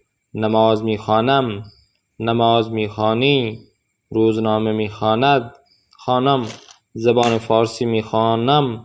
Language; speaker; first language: Persian; non-native, fluent; Urdu